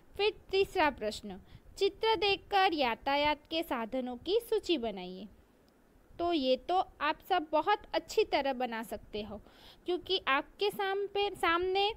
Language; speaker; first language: Hindi; non-native, local second language; Gujarati